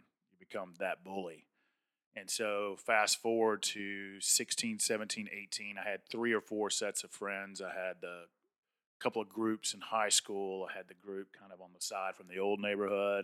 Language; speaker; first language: English; native; English